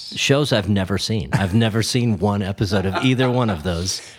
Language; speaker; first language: English; native; English